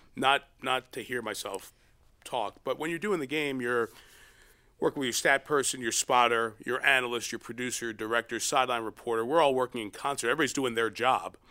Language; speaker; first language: English; native; English